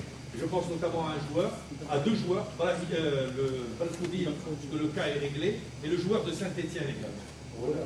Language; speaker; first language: French; native; French